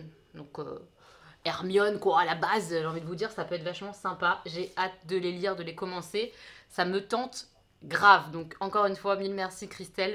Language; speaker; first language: French; native; French